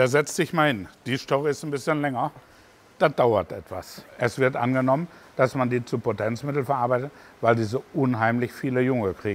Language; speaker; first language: German; native; German